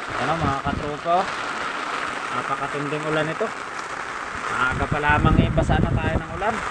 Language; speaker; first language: Filipino; native; Filipino